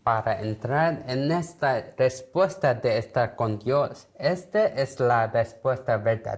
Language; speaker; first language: Spanish; non-native, learner; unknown